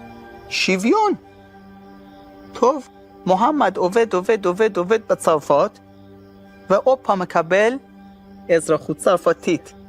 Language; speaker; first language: Hebrew; non-native, fluent; Persian